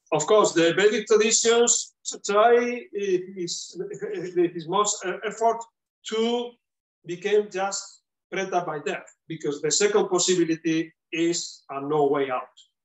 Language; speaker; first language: English; non-native, fluent; Spanish